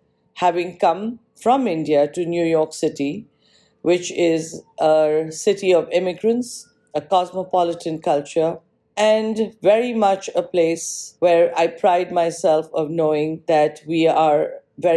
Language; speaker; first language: English; non-native, local second language; Marathi